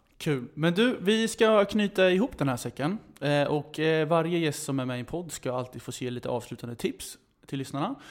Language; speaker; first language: Swedish; native; Swedish